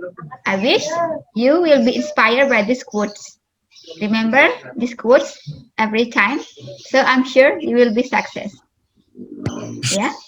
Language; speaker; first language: English; non-native, fluent; Indonesian